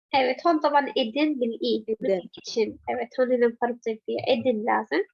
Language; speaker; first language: Turkish; non-native, fluent; Arabic